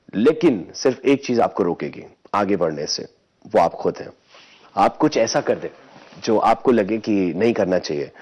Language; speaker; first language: Hindi; native; Hindi